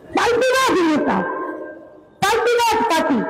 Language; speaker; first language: Hindi; non-native, local second language; Bangla